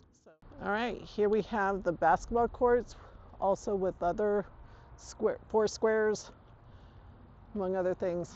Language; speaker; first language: English; native; English